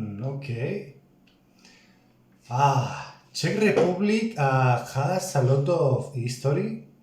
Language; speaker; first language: English; non-native, learner; Spanish